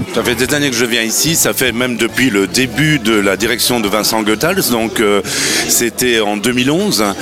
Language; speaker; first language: French; native; French